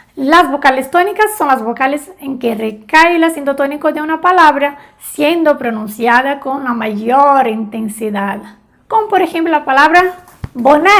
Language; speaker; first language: Spanish; non-native, fluent; Portuguese